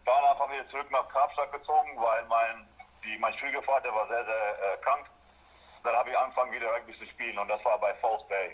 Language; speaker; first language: German; non-native, fluent; Afrikaans